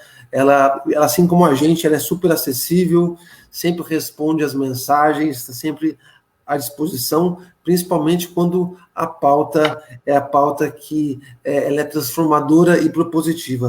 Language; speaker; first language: Portuguese; native; Portuguese